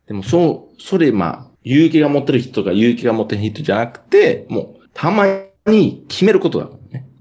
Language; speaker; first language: Japanese; non-native, fluent; English